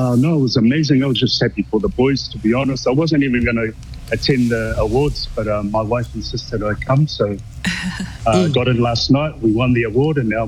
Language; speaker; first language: English; native; English